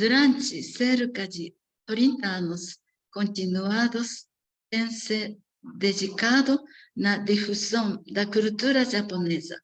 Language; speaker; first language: Portuguese; non-native, learner; Japanese